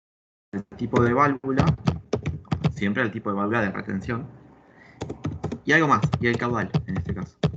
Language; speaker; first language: Spanish; native; Spanish